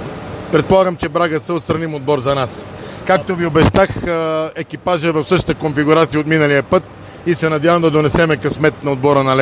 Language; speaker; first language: Bulgarian; native; Bulgarian